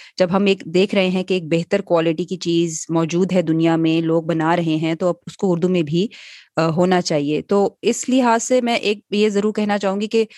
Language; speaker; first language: Urdu; native; Urdu